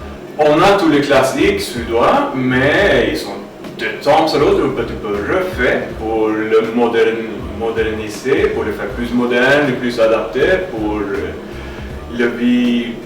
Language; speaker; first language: French; non-native, fluent; Swedish